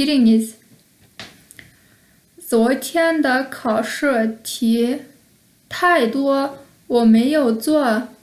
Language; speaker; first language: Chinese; non-native, fluent; Kyrgyz